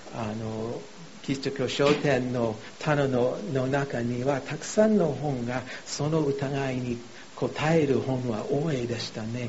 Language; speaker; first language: Japanese; non-native, fluent; English